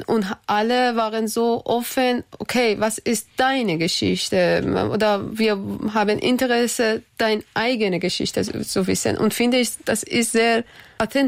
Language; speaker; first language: German; non-native, learner; Persian